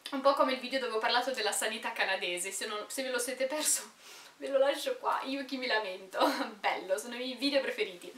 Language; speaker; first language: Italian; non-native, local second language; Romanian